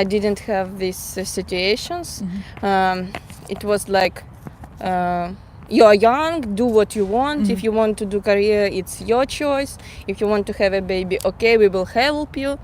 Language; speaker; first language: English; non-native, fluent; Russian